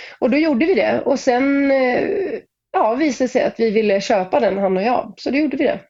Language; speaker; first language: Swedish; native; Swedish